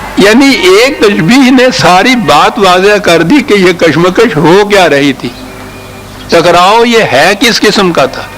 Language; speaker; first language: Urdu; non-native, local second language; Punjabi